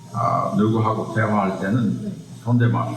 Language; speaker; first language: Korean; non-native, fluent; English